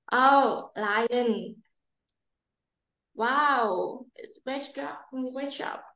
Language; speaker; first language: English; non-native, learner; Vietnamese